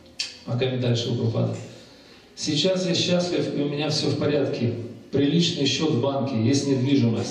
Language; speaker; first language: Russian; native; Russian